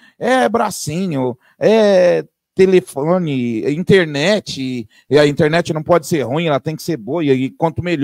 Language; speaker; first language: Portuguese; native; Portuguese